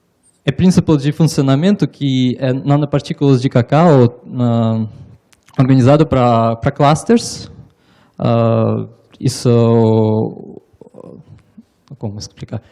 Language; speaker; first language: Portuguese; non-native, learner; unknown